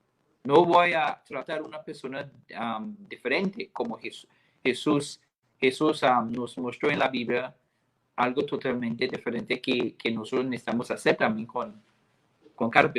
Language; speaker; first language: Spanish; non-native, fluent; English